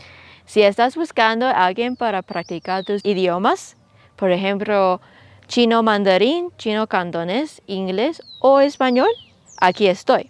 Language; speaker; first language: Spanish; non-native, local second language; Cantonese